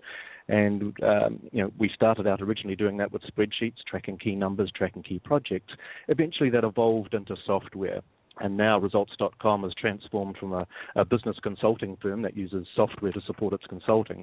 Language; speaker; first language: English; native; English